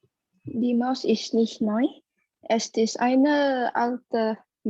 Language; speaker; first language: German; non-native, learner; Indonesian